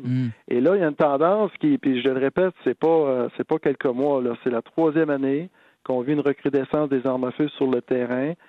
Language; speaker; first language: French; native; French